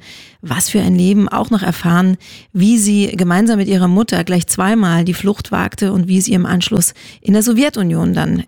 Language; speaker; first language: German; native; German